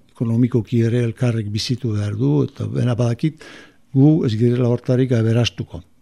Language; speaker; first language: Basque; native; Basque